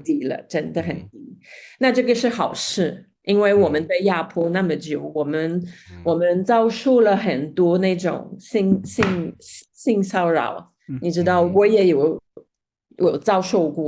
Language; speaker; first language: Chinese; non-native, fluent; Spanish